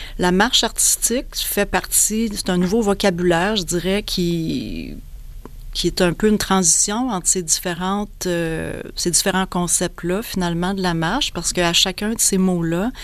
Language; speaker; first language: French; native; French